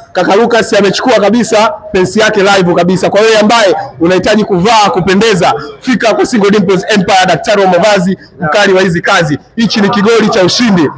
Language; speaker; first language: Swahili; native; Swahili